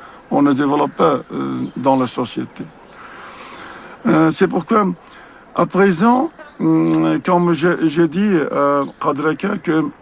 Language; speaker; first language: French; non-native, learner; Uzbek